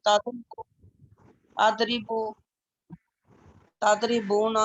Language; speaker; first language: Arabic; non-native, learner; Urdu